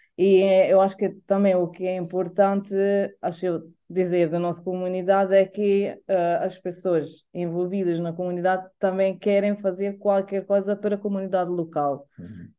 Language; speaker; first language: Portuguese; non-native, fluent; Italian